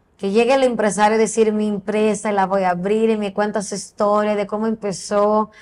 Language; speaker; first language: Spanish; non-native, fluent; Portuguese